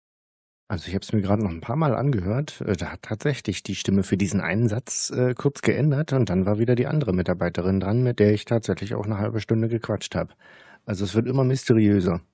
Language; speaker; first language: German; native; German